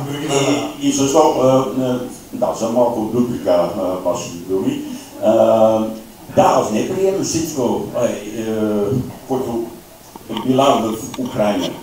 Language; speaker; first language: Bulgarian; non-native, learner; Slovak